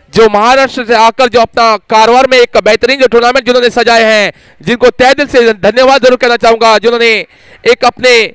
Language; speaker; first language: Hindi; native; Hindi